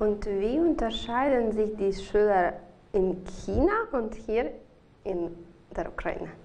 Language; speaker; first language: German; non-native, fluent; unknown